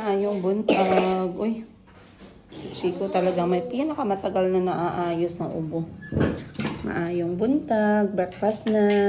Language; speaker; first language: Filipino; non-native, local second language; Cebuano